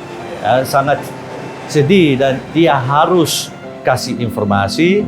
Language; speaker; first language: Indonesian; non-native, fluent; Dutch